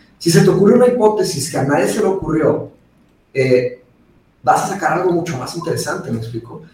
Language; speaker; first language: Spanish; early bilingual, other home language; Portuguese